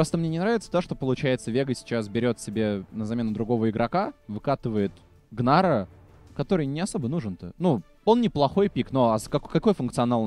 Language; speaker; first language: Russian; native; Russian